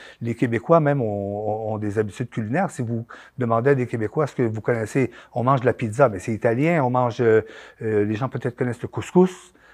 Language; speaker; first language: French; native; French